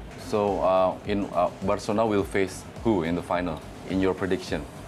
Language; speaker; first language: English; non-native, fluent; Indonesian